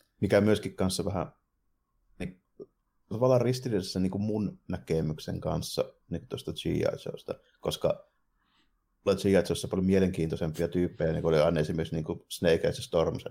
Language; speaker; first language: Finnish; native; Finnish